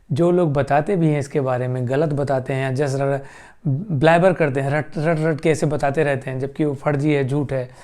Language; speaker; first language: Hindi; native; Hindi